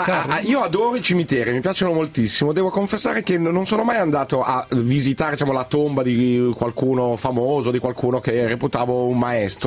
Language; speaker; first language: Italian; native; Italian